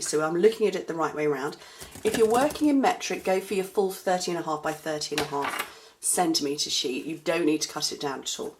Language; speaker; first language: English; native; English